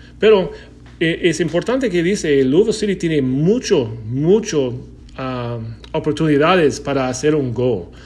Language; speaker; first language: Spanish; non-native, learner; English